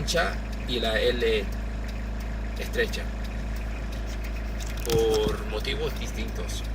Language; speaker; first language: Spanish; non-native, fluent; English